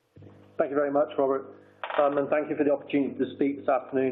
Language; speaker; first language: English; native; English